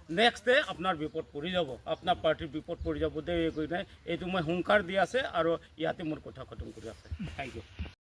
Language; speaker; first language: Assamese; non-native, local second language; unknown